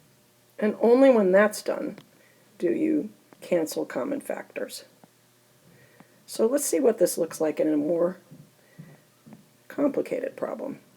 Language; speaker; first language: English; native; English